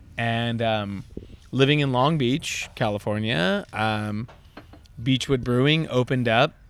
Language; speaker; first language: English; native; English